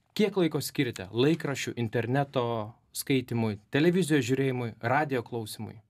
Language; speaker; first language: Lithuanian; native; Lithuanian